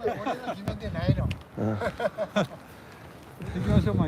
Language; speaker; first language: Japanese; native; Japanese